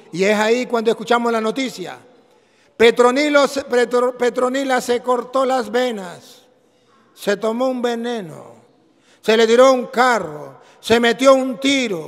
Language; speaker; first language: Spanish; native; Spanish